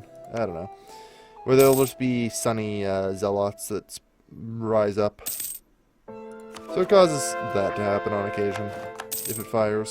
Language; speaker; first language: English; native; English